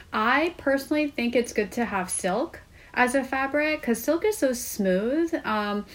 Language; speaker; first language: English; non-native, fluent; Korean